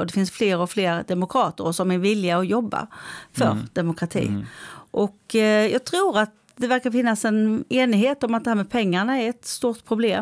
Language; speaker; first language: Swedish; native; Swedish